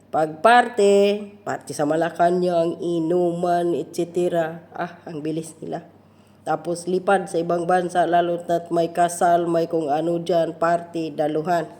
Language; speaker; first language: Filipino; non-native, local second language; Cebuano